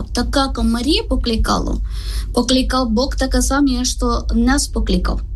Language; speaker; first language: Ukrainian; non-native, learner; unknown